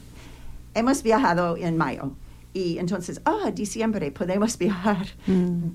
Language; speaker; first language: Spanish; non-native, learner; English